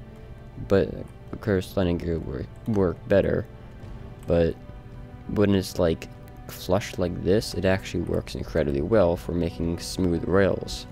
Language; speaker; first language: English; native; English